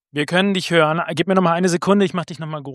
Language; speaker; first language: German; native; German